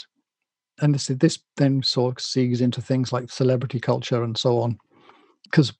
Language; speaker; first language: English; native; English